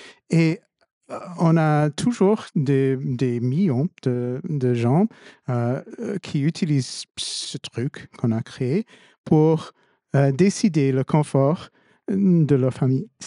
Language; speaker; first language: French; non-native, fluent; English